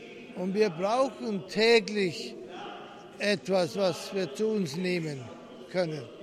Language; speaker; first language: German; early bilingual, heritage; German